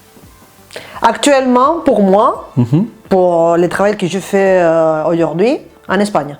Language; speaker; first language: French; non-native, fluent; Spanish